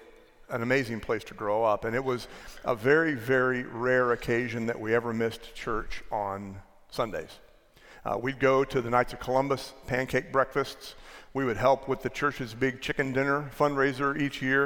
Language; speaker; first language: English; native; English